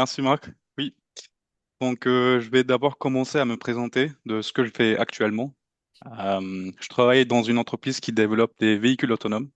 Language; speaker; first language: French; non-native, fluent; Turkish